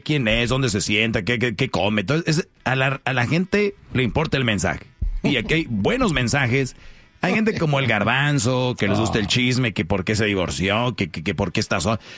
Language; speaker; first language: Spanish; native; Spanish